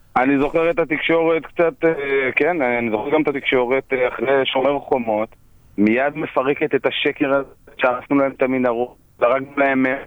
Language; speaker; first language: Hebrew; native; Hebrew